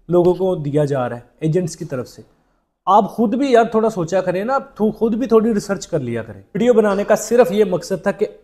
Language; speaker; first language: Urdu; native; Urdu